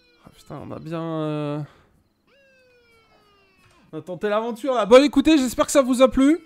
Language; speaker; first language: French; native; French